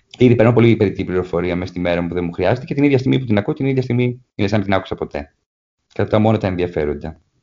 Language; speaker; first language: Greek; native; Greek